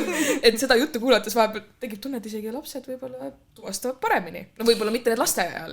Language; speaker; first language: Estonian; native; Estonian